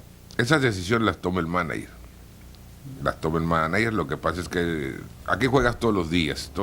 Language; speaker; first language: Spanish; native; Spanish